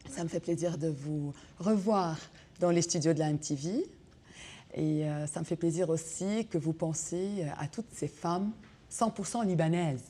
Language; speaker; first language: French; non-native, local second language; Arabic